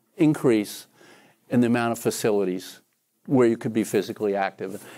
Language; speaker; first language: English; native; English